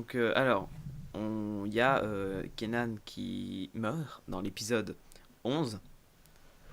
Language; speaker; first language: French; native; French